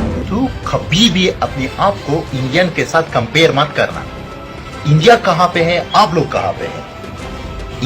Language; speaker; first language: Hindi; non-native, fluent; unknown